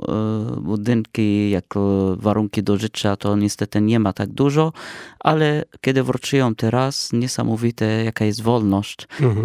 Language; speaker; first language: Polish; non-native, fluent; Arabic